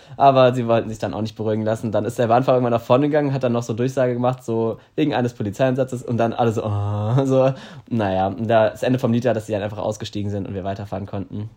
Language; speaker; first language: German; native; German